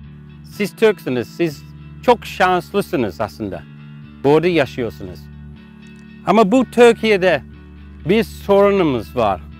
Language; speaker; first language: Turkish; non-native, learner; English